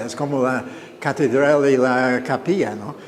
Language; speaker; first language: Spanish; non-native, fluent; English